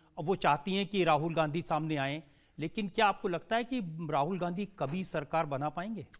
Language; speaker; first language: Hindi; native; Hindi